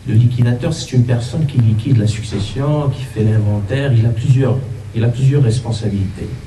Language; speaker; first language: French; non-native, local second language; Arabic